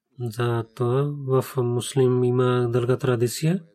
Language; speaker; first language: Bulgarian; non-native, learner; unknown